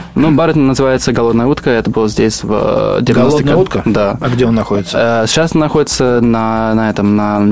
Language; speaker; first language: Russian; non-native, fluent; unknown